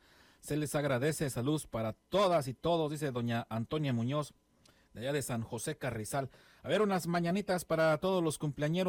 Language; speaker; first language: Spanish; native; Spanish